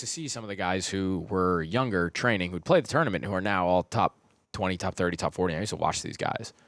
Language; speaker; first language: English; early bilingual, heritage; Persian